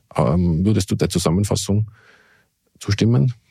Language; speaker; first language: German; native; German